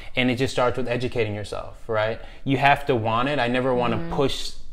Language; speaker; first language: English; native; English